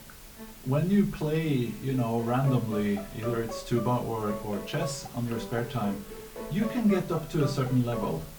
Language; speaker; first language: English; non-native, fluent; Norwegian